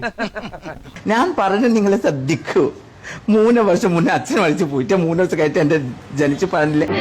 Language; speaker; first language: Malayalam; non-native, local second language; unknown